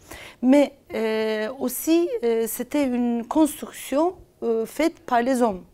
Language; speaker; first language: French; non-native, fluent; Turkish